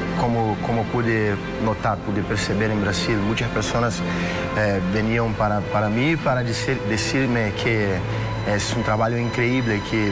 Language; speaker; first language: Spanish; non-native, fluent; Portuguese